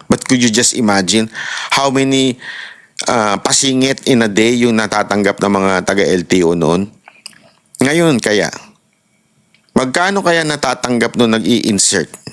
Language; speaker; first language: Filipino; native; Filipino